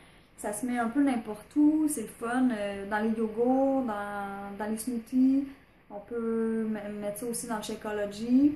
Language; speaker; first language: French; native; French